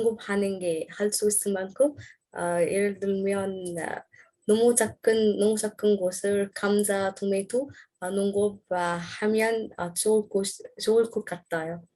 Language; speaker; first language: Korean; non-native, learner; Arabic